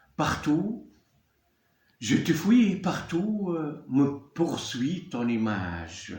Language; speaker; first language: French; non-native, local second language; Arabic